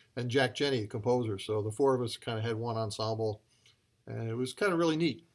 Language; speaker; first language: English; native; English